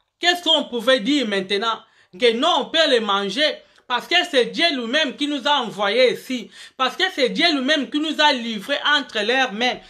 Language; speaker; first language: French; non-native, local second language; Lingala